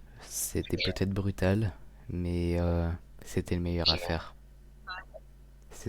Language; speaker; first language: French; native; French